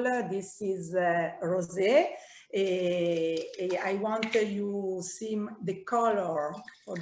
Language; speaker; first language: English; non-native, learner; Italian